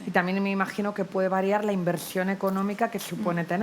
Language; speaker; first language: Spanish; native; Spanish